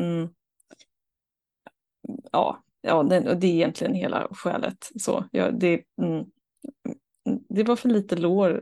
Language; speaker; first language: Swedish; native; Swedish